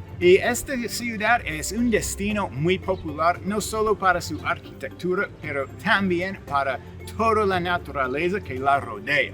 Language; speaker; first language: Spanish; non-native, fluent; English